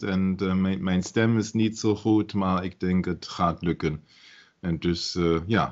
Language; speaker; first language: Dutch; non-native, learner; German